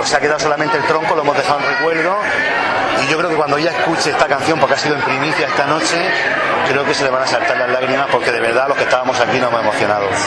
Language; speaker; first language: Spanish; native; Spanish